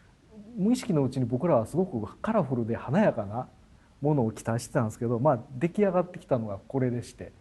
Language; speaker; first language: Japanese; native; Japanese